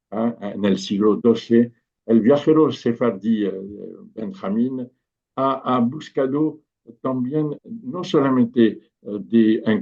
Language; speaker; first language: Spanish; non-native, fluent; French